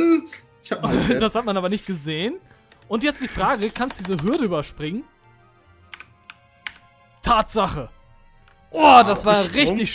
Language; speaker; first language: German; native; German